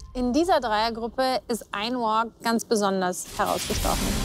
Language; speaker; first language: German; native; German